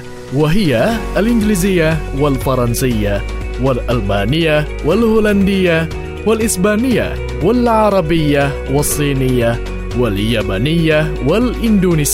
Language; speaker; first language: Arabic; non-native, fluent; Indonesian